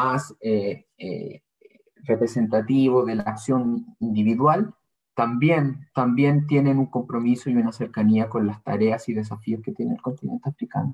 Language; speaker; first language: Spanish; native; Spanish